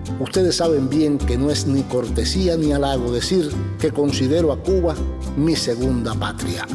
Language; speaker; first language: Spanish; native; Spanish